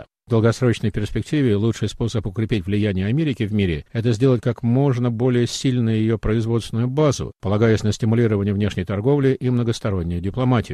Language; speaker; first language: Russian; native; Russian